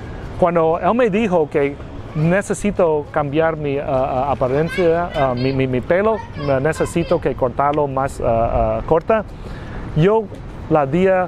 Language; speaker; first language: Spanish; non-native, learner; Vietnamese